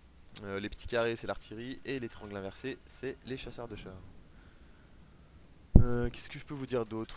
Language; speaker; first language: French; native; French